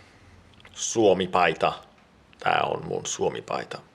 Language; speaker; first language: Finnish; non-native, fluent; Italian